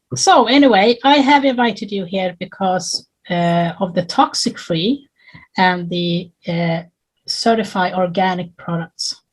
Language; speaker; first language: English; non-native, fluent; Swedish